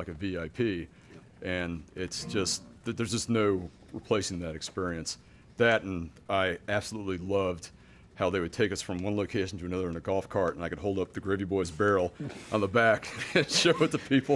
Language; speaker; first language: English; native; English